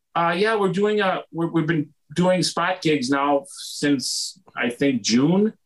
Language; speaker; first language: English; native; English